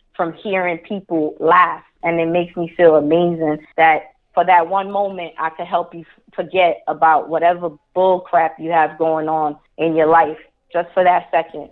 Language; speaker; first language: English; early bilingual, other home language; Spanish